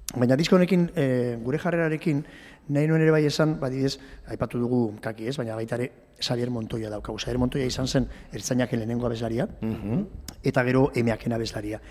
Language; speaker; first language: Basque; non-native, local second language; Spanish